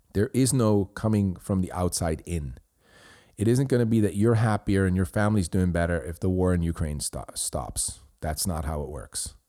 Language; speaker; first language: English; non-native, fluent; Swiss German